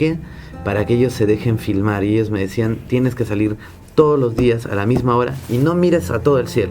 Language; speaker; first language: Spanish; native; Spanish